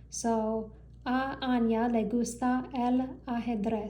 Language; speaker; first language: Spanish; non-native, learner; English